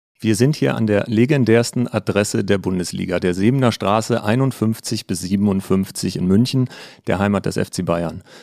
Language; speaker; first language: German; native; German